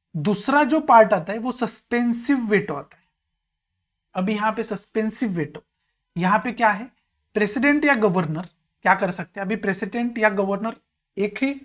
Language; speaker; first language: Hindi; non-native, local second language; Marathi